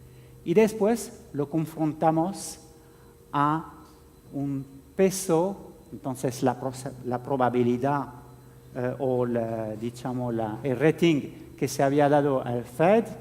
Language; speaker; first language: Spanish; non-native, fluent; French